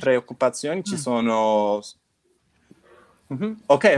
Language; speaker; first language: Italian; non-native, fluent; Turkish